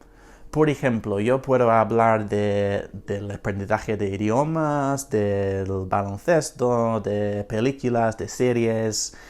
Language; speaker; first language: Spanish; non-native, fluent; English